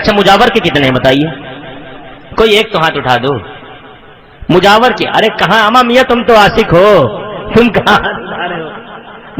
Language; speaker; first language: Urdu; native; Urdu